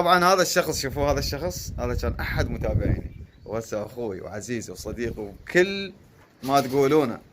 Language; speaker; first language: Arabic; native; Arabic